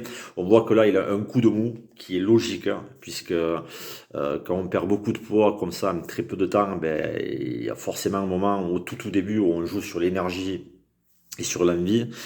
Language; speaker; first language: French; native; French